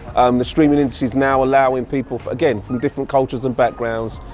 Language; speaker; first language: English; native; English